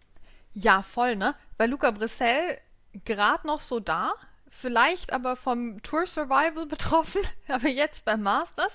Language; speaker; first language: German; native; German